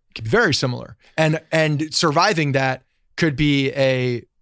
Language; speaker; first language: English; native; English